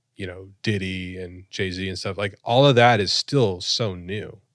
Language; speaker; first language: English; native; English